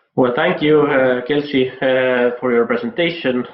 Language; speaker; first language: English; non-native, fluent; Estonian